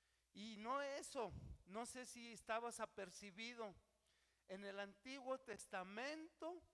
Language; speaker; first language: Spanish; native; Spanish